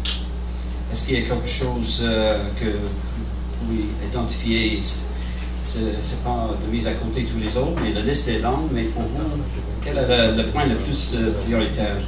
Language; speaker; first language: French; non-native, fluent; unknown